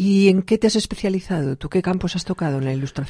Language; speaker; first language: Spanish; non-native, local second language; Catalan